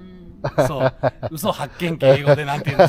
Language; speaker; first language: Japanese; native; Japanese